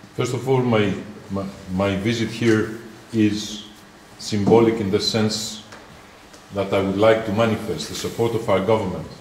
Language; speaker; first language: English; non-native, fluent; Greek